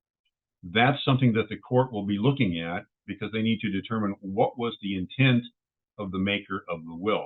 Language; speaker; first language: English; native; English